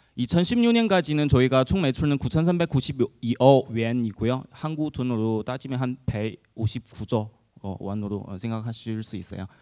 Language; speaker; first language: Korean; non-native, fluent; Chinese